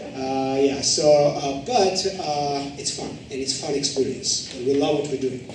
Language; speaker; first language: English; non-native, fluent; Georgian